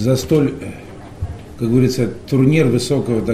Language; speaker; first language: Polish; non-native, learner; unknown